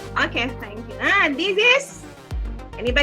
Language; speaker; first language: English; non-native, fluent; Indonesian